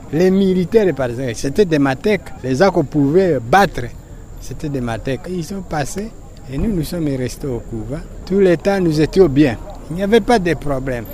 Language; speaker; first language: French; non-native, local second language; Swahili